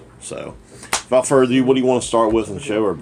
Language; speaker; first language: English; native; English